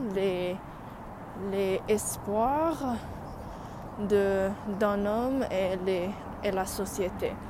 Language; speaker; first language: French; non-native, learner; Chinese